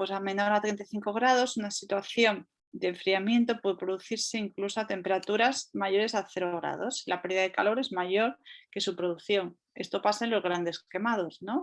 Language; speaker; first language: Spanish; native; Spanish